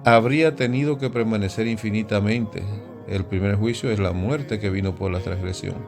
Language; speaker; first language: Spanish; native; Spanish